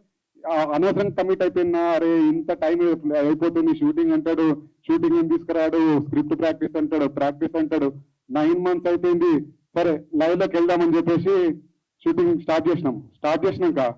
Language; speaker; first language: Telugu; native; Telugu